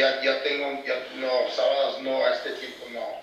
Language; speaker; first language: Spanish; early bilingual, heritage; Spanish